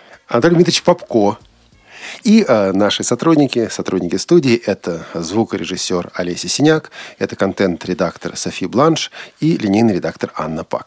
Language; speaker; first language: Russian; native; Russian